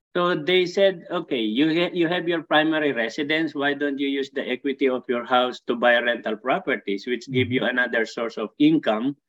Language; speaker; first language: English; non-native, local second language; Filipino